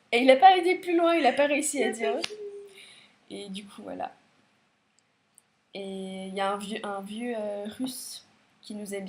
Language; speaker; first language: French; native; French